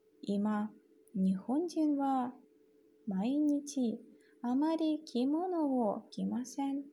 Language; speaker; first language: Japanese; non-native, fluent; Russian